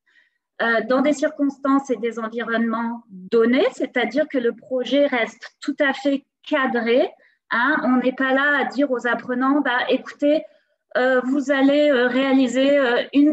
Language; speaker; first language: French; native; French